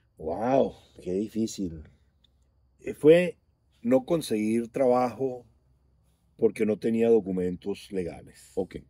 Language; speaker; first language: Spanish; native; Spanish